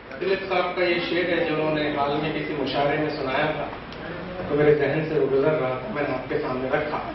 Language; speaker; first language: Hindi; native; Hindi